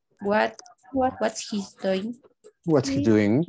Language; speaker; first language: English; non-native, learner; Spanish